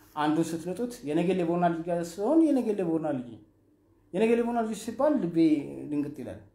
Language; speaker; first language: Amharic; non-native, local second language; Somali